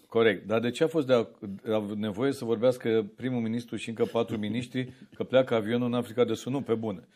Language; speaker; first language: Romanian; native; Romanian